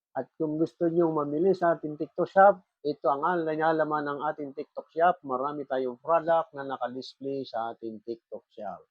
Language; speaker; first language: Filipino; non-native, local second language; Bikol